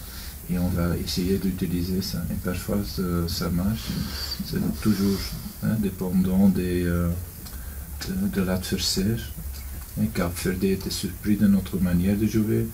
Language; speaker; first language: French; non-native, local second language; Dutch